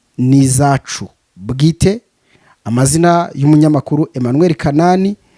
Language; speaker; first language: Kinyarwanda; native; Kinyarwanda